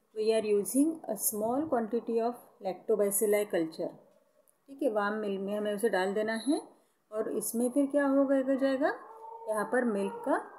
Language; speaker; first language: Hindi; non-native, local second language; Marathi